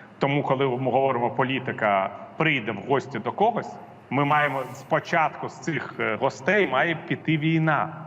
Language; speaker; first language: Ukrainian; non-native, local second language; Russian